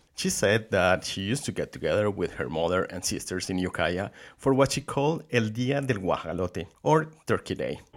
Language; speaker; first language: English; non-native, fluent; Spanish